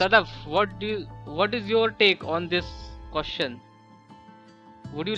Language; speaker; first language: English; non-native, local second language; Hindi